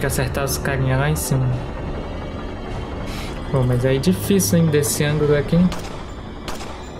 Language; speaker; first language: Portuguese; native; Portuguese